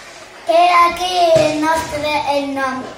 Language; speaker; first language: Catalan; non-native, local second language; Spanish